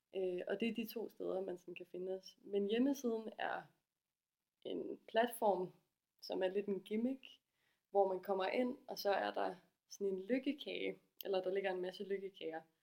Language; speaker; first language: Danish; native; Danish